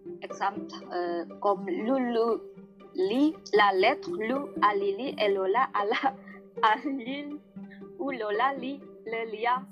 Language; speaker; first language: French; non-native, learner; Indonesian